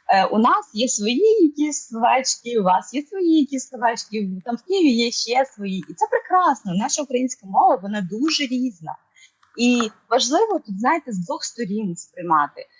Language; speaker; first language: Ukrainian; non-native, local second language; Russian